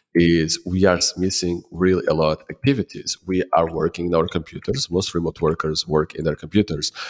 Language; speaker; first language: English; non-native, fluent; Portuguese